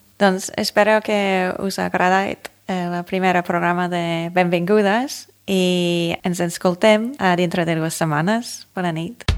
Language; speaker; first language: Catalan; non-native, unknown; English